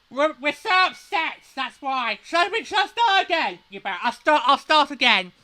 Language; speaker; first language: English; native; English